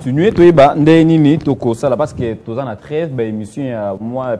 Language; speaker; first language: French; non-native, local second language; Lingala